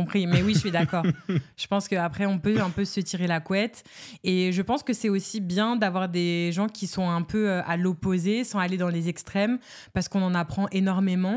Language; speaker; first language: French; native; French